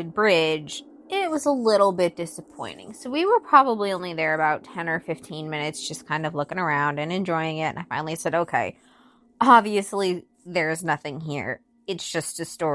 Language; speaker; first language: English; native; English